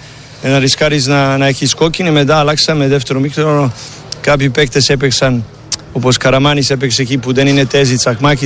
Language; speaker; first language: Greek; non-native, learner; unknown